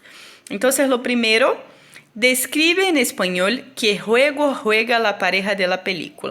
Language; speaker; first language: Spanish; non-native, fluent; Portuguese